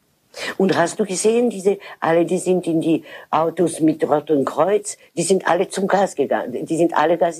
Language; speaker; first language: German; non-native, fluent; French